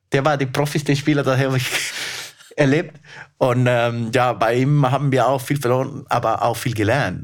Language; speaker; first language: German; non-native, fluent; Spanish